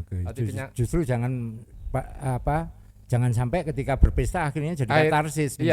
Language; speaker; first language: Indonesian; non-native, local second language; Javanese